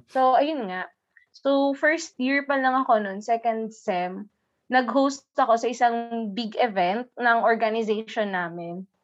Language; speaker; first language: Filipino; non-native, local second language; Hiligaynon